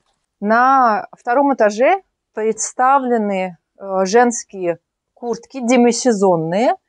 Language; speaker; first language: Russian; native; Russian